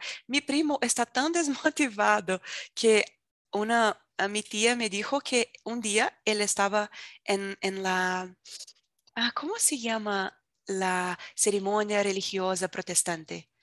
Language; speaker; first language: Spanish; non-native, fluent; Portuguese